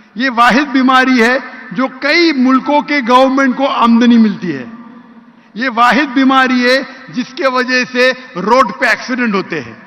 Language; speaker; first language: Urdu; non-native, local second language; Konkani